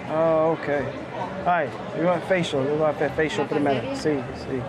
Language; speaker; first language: Portuguese; non-native, learner; English